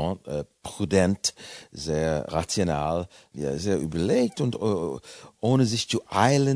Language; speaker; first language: German; non-native, fluent; English